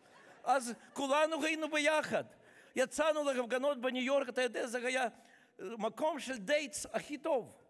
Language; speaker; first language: Hebrew; non-native, fluent; Russian